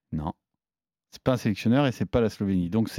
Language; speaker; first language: French; native; French